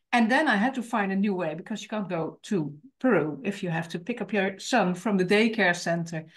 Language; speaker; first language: English; non-native, fluent; Dutch